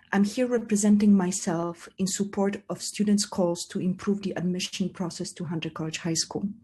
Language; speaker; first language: English; non-native, fluent; Polish